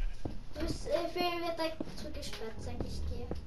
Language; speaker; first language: German; non-native, learner; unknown